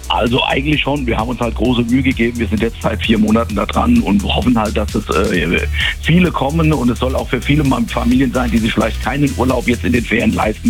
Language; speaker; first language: German; native; German